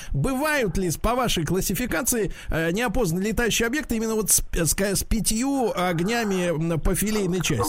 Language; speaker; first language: Russian; native; Russian